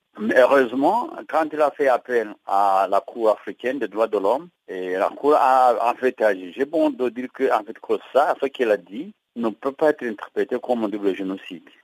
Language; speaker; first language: French; non-native, local second language; Kinyarwanda